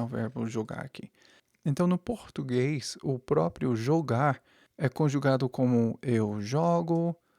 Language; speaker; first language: Portuguese; non-native, fluent; English